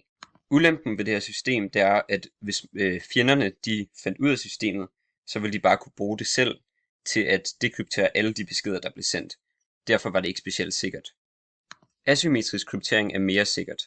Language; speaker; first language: Danish; native; Danish